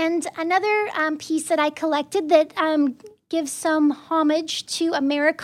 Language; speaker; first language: English; native; English